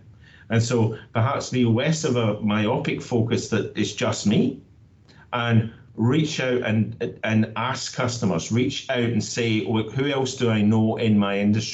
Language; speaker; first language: English; native; English